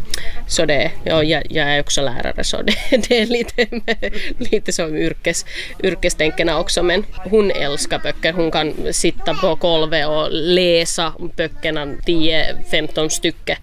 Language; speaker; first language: Swedish; non-native, local second language; Finnish